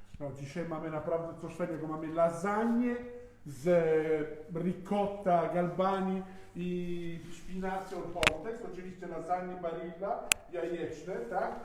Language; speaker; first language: Polish; non-native, fluent; Italian